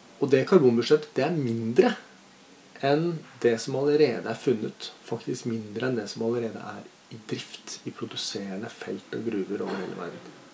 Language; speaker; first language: Norwegian; native; Norwegian